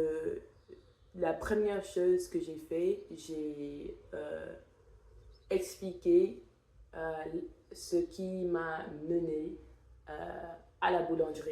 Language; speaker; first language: French; non-native, fluent; English